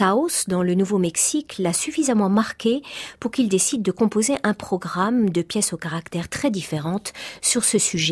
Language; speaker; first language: French; native; French